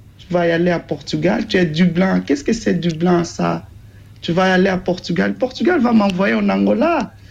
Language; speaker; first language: French; non-native, fluent; Portuguese